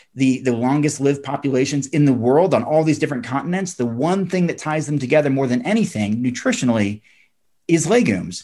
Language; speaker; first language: English; native; English